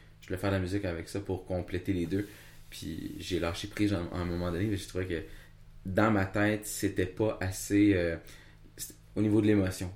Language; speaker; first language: French; native; French